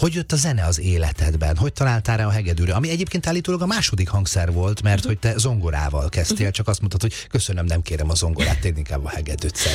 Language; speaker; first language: Hungarian; native; Hungarian